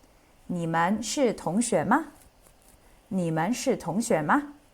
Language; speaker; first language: Chinese; non-native, fluent; English